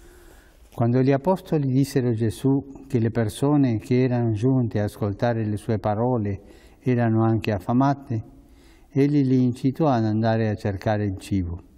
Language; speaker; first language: Italian; non-native, fluent; Spanish